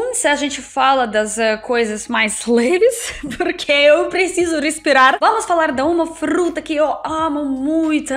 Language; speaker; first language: Portuguese; non-native, learner; Russian